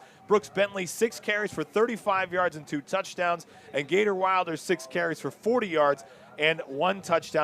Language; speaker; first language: English; native; English